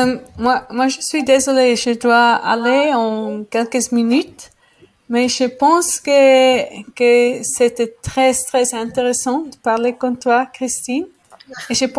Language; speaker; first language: French; non-native, learner; Spanish